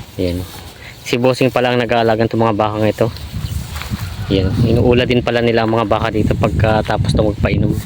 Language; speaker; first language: Filipino; native; Filipino